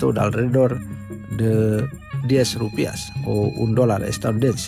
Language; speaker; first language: Spanish; non-native, fluent; Indonesian